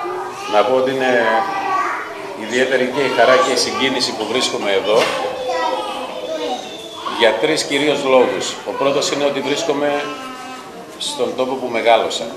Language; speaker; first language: Greek; native; Greek